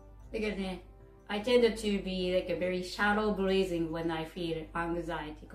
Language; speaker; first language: English; non-native, learner; Japanese